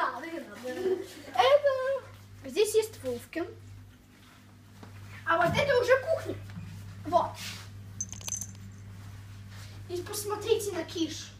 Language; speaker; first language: Russian; early bilingual, heritage; Russian